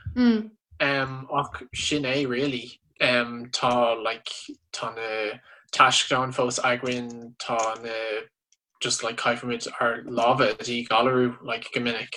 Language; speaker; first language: Irish; non-native, local second language; English